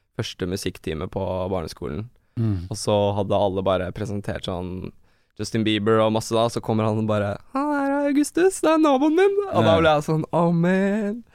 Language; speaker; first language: Norwegian; native; Norwegian